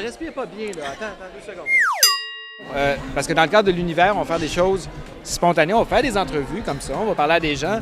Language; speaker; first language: French; native; French